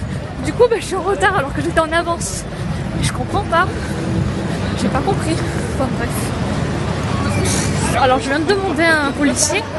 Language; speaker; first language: French; native; French